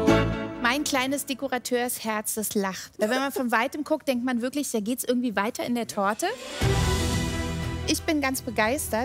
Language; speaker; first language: German; native; German